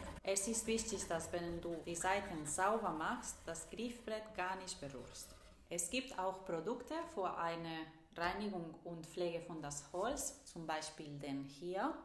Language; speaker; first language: German; non-native, fluent; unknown